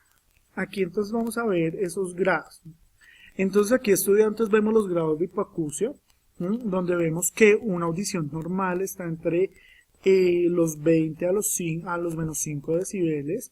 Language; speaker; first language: Spanish; native; Spanish